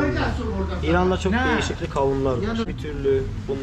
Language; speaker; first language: Turkish; non-native, fluent; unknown